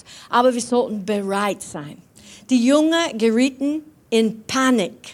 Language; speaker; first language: German; non-native, fluent; English